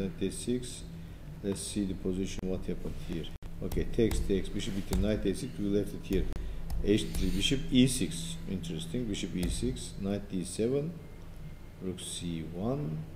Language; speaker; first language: English; non-native, fluent; Turkish